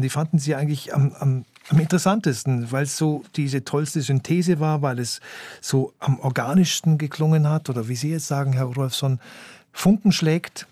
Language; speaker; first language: German; native; German